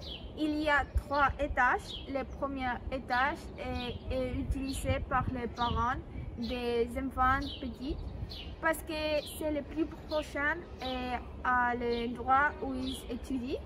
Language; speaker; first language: French; non-native, learner; Spanish